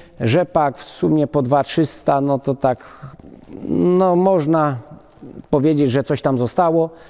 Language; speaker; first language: Polish; native; Polish